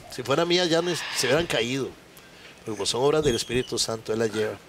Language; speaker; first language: Spanish; native; Spanish